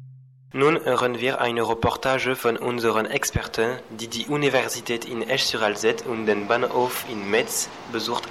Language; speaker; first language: German; non-native, learner; French